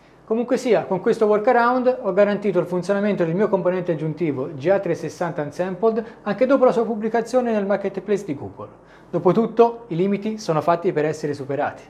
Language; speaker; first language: Italian; native; Italian